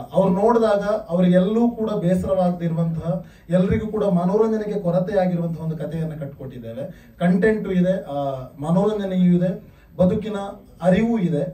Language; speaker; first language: Kannada; non-native, local second language; Tulu